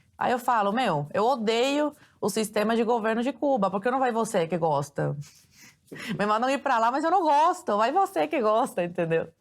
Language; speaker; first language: Portuguese; early bilingual, other home language; Spanish